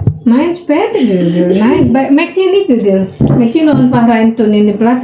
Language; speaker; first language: German; non-native, learner; Indonesian